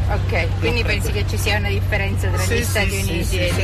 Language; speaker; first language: Italian; native; Italian